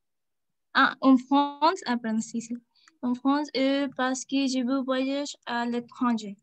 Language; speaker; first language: French; non-native, learner; Spanish